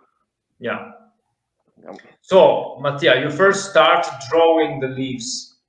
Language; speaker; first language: English; non-native, fluent; Italian